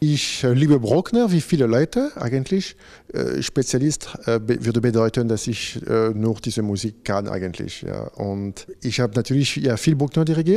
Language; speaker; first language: German; non-native, fluent; French